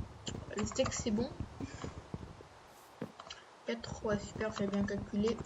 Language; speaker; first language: French; native; French